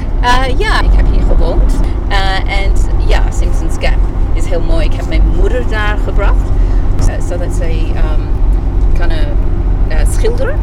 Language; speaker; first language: Dutch; early bilingual, heritage; Dutch